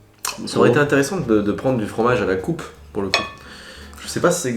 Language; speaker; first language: French; native; French